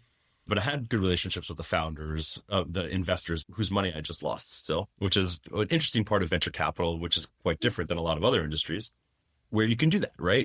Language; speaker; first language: English; native; English